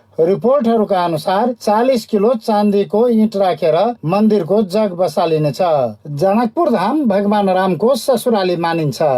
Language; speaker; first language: Nepali; non-native, local second language; Maithili